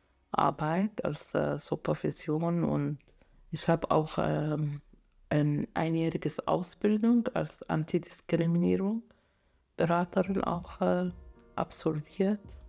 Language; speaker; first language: German; non-native, fluent; Arabic